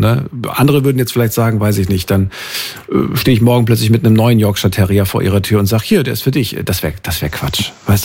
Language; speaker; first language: German; native; German